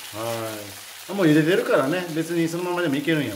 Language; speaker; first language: Japanese; native; Japanese